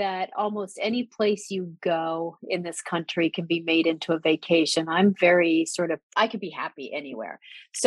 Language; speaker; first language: English; native; English